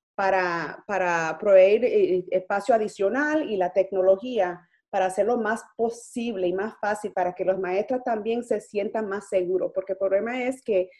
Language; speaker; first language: Spanish; early bilingual, heritage; Spanish